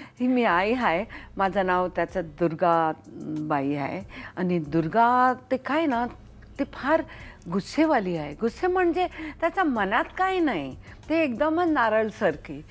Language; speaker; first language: Marathi; non-native, local second language; Hindi